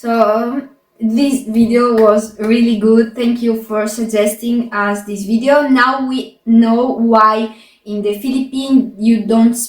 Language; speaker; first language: English; non-native, fluent; Arabic